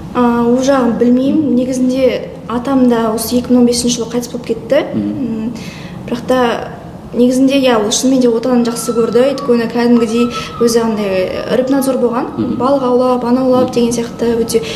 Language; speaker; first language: Kazakh; non-native, local second language; Russian